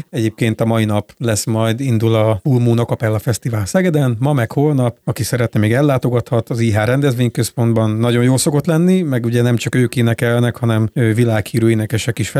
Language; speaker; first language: Hungarian; native; Hungarian